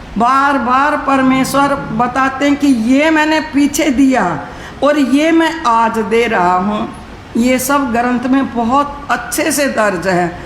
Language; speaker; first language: Hindi; native; Hindi